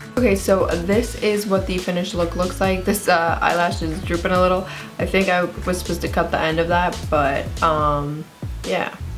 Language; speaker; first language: English; native; English